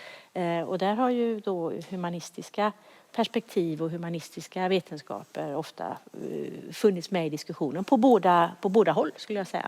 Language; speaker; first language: Swedish; native; Swedish